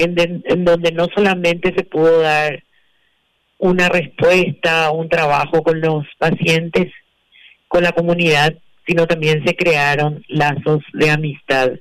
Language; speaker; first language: Spanish; native; Spanish